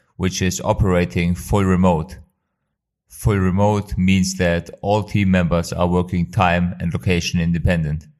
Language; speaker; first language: English; non-native, fluent; Albanian